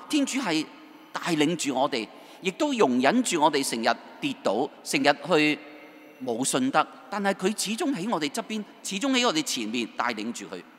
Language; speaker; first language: Chinese; non-native, local second language; Cantonese